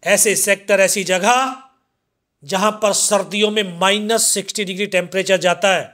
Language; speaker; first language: Hindi; native; Hindi